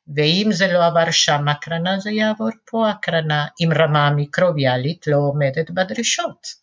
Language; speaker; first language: Hebrew; non-native, fluent; Spanish